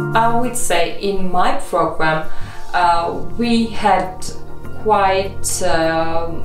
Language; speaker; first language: English; non-native, fluent; Georgian